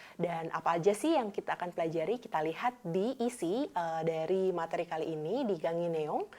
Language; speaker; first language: Indonesian; native; Indonesian